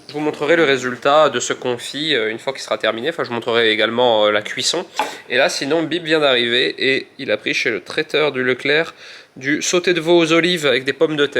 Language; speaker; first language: French; native; French